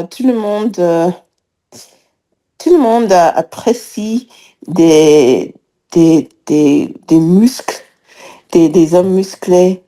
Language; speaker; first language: French; non-native, fluent; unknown